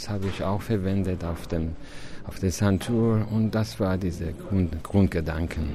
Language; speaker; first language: German; non-native, fluent; Persian